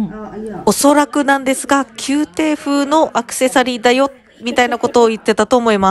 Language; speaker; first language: Japanese; native; Japanese